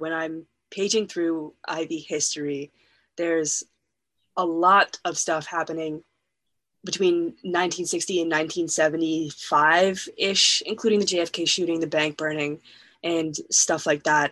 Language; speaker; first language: English; native; English